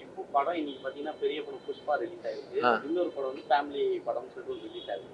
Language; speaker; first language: Tamil; native; Tamil